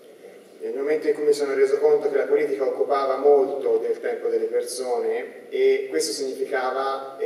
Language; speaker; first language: Italian; native; Italian